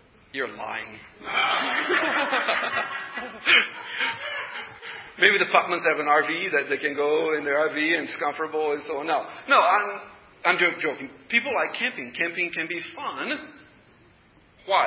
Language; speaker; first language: English; non-native, fluent; Portuguese